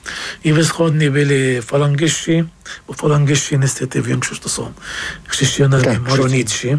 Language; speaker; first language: Polish; non-native, fluent; Arabic